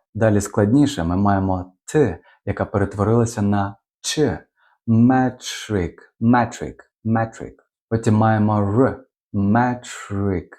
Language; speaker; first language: Ukrainian; native; Ukrainian